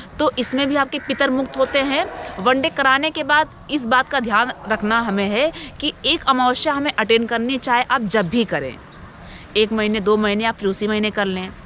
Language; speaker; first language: Hindi; native; Hindi